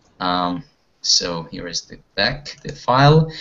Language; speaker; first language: English; non-native, fluent; Russian